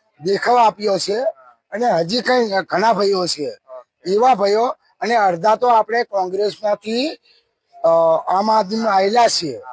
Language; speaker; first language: Gujarati; non-native, local second language; Rathawi